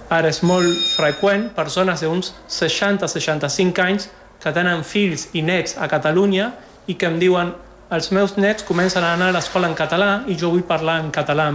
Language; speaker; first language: Catalan; non-native, fluent; Spanish